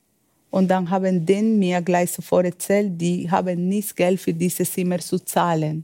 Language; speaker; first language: German; non-native, fluent; Spanish